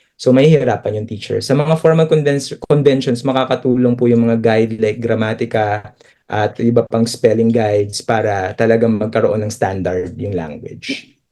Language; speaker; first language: Filipino; native; Filipino